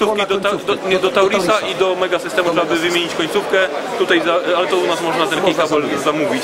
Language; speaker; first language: Polish; native; Polish